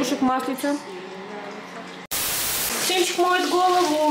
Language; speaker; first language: Russian; native; Russian